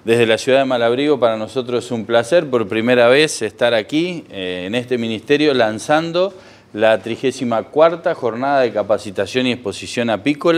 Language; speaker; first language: Spanish; native; Spanish